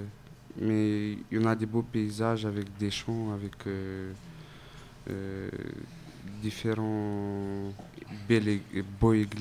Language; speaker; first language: French; non-native, fluent; Romanian